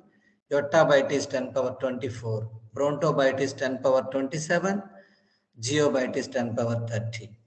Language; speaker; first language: English; non-native, local second language; Telugu